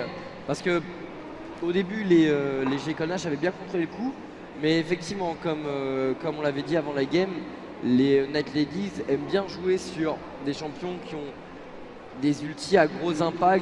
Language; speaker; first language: French; native; French